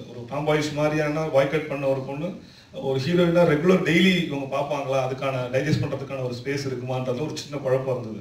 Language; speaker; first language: Tamil; native; Tamil